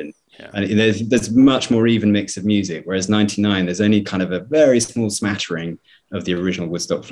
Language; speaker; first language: English; native; English